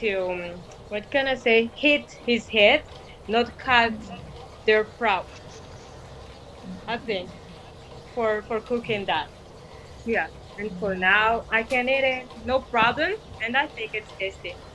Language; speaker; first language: English; non-native, fluent; Malagasy